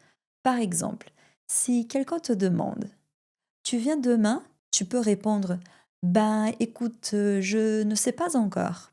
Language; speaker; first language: French; non-native, fluent; Portuguese